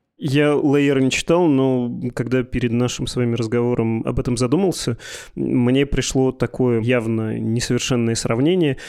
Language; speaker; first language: Russian; native; Russian